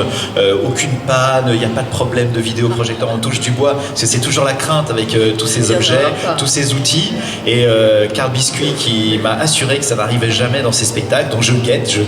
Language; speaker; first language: French; native; French